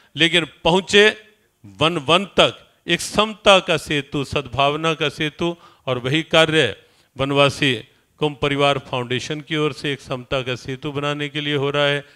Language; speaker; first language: Hindi; native; Hindi